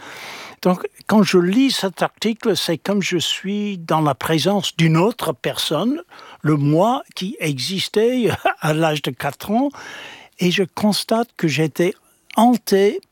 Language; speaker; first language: French; non-native, fluent; English